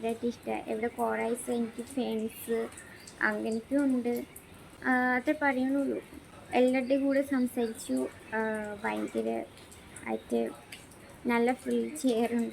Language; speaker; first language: Malayalam; non-native, local second language; Bangla